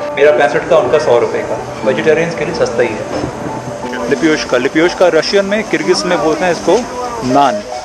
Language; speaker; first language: Hindi; native; Hindi